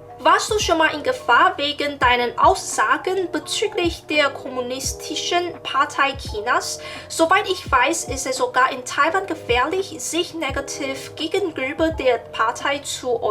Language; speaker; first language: German; non-native, learner; Chinese